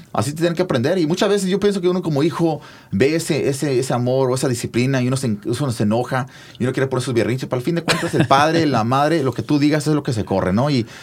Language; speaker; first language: Spanish; early bilingual, heritage; Spanish